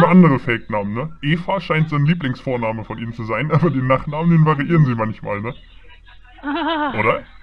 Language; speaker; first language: German; native; German